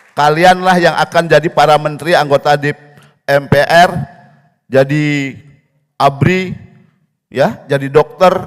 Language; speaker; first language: Indonesian; non-native, local second language; Balinese